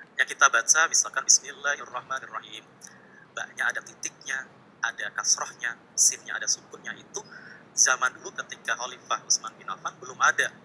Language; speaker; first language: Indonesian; native; Indonesian